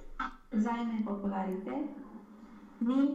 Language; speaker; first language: German; non-native, learner; Romanian